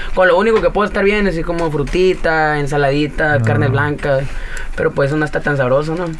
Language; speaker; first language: Spanish; native; Spanish